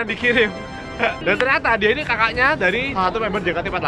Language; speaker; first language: Indonesian; native; Indonesian